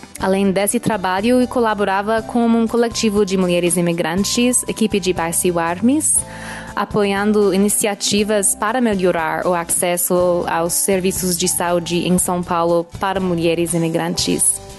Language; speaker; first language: Portuguese; non-native, fluent; English